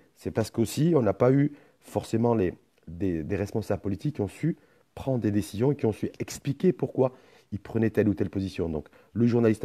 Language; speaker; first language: French; non-native, local second language; Arabic